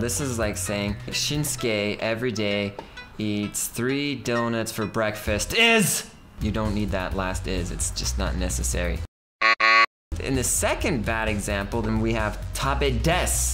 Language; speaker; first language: English; native; English